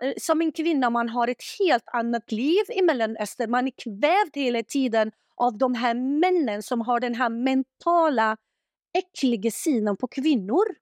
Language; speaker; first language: Swedish; non-native, fluent; Arabic